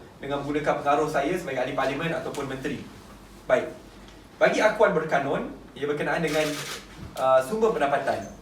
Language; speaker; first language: Malay; native; Malay